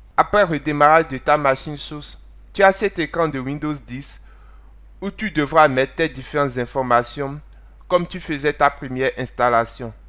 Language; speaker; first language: French; non-native, local second language; Fon